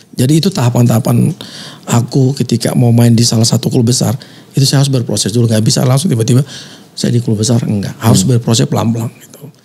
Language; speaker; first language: Indonesian; native; Indonesian